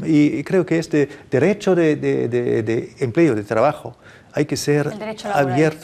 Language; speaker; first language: Spanish; non-native, fluent; German